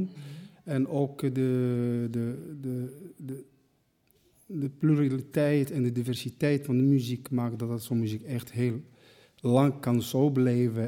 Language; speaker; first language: Dutch; non-native, fluent; Arabic